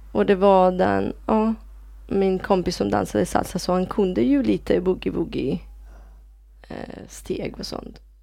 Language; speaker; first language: Swedish; non-native, fluent; Italian